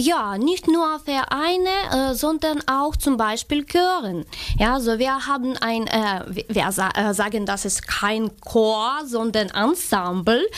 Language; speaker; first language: German; non-native, fluent; Ukrainian